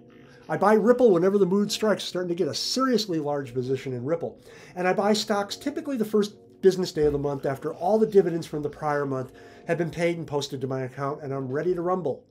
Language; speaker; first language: English; native; English